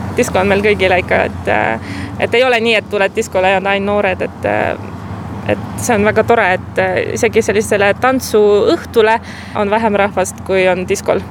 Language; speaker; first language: Estonian; non-native, local second language; Russian